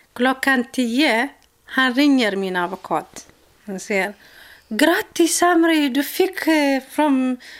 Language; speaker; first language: Swedish; non-native, learner; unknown